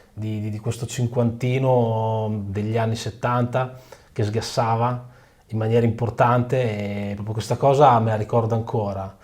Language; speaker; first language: Italian; native; Italian